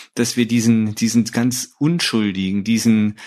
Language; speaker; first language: German; native; German